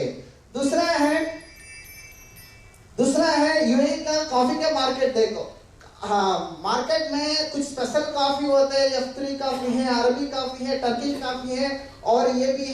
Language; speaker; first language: Hindi; non-native, local second language; Tamil